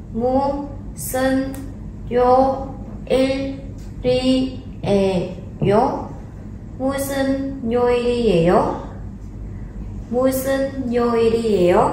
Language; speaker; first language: Korean; non-native, learner; Vietnamese